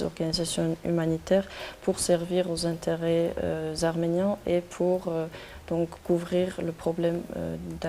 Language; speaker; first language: French; non-native, fluent; Armenian